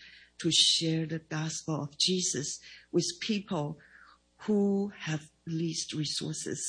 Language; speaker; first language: English; non-native, fluent; Chinese